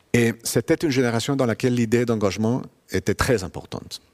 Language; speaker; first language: French; non-native, fluent; Spanish